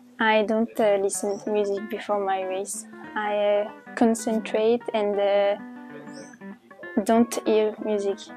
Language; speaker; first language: English; non-native, learner; French